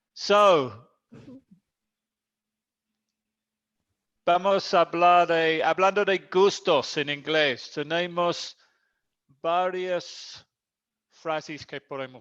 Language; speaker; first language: Spanish; non-native, fluent; English